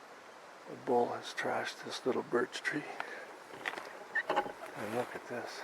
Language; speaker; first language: English; native; English